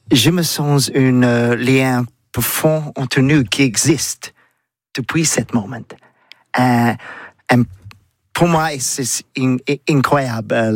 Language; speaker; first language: French; non-native, learner; English